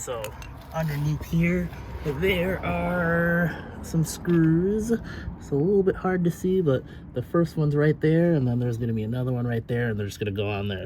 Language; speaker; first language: English; native; English